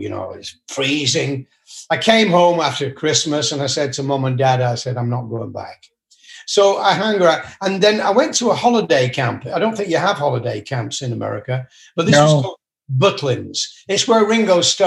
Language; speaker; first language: English; native; English